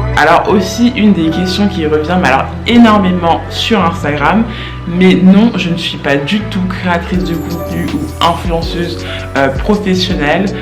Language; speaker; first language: French; native; French